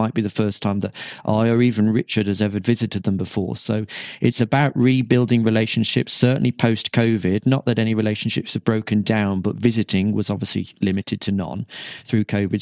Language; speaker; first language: English; native; English